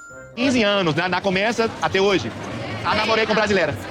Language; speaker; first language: Portuguese; non-native, learner; English